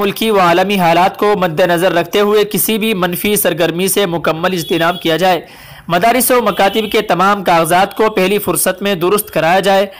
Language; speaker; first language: Urdu; native; Urdu